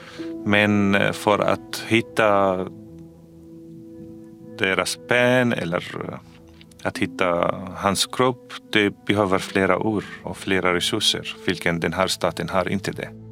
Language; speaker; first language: Swedish; non-native, fluent; Arabic